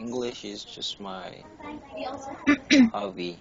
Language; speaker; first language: English; non-native, learner; Korean